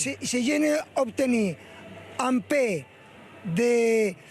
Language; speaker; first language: French; non-native, learner; Spanish